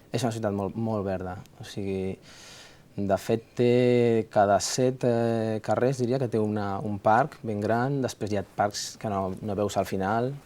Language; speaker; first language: Catalan; early bilingual, other home language; Spanish